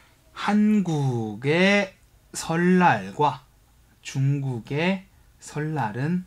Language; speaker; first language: Korean; non-native, fluent; Chinese